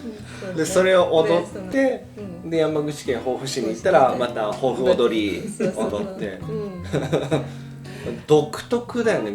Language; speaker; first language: Japanese; native; Japanese